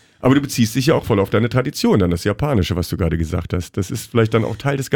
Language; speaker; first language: German; native; German